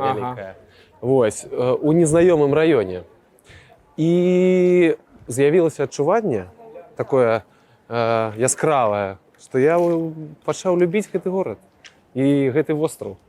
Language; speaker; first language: Belarusian; non-native, local second language; Russian